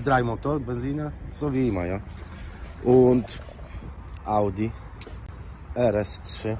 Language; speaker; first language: German; non-native, learner; Polish